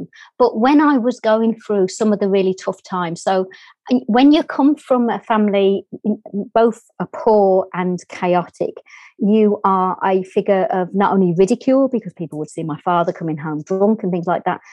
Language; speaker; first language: English; native; English